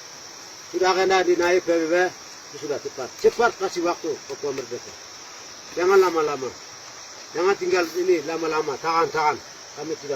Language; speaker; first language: Indonesian; non-native, local second language; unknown